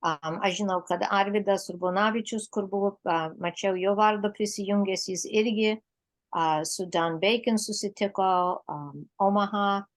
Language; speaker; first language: Lithuanian; early bilingual, heritage; Lithuanian